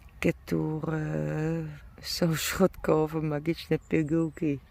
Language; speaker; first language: Polish; non-native, learner; German